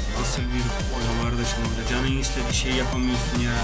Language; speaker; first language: Turkish; native; Turkish